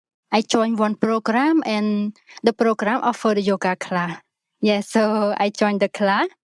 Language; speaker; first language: English; non-native, learner; Khmer